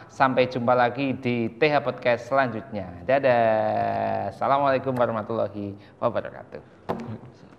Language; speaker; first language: Indonesian; native; Indonesian